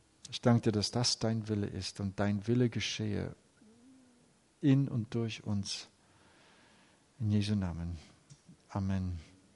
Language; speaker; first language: German; native; German